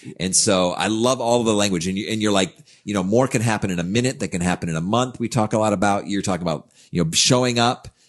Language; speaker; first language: English; native; English